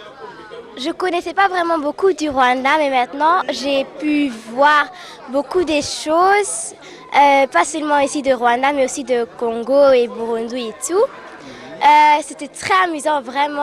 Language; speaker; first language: French; early bilingual, other home language; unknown